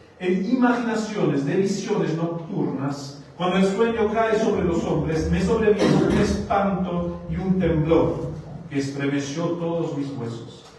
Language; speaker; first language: Spanish; non-native, fluent; German